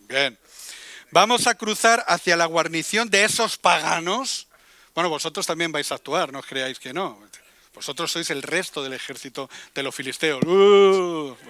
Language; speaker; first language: Spanish; native; Spanish